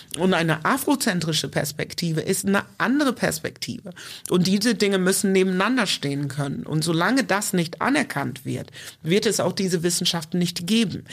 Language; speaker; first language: German; early bilingual, other home language; English